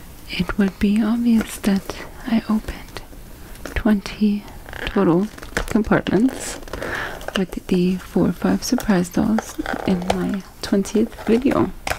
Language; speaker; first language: English; native; English